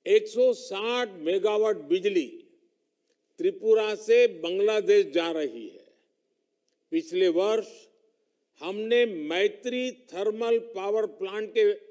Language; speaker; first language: Hindi; non-native, local second language; Gujarati